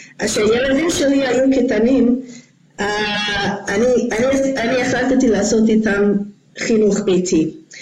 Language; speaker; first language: Hebrew; non-native, fluent; English